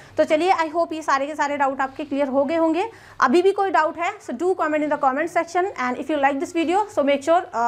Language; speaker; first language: Hindi; native; Hindi